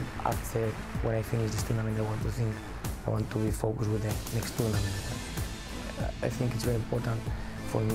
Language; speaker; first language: English; non-native, learner; Spanish